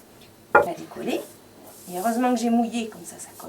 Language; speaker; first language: French; native; French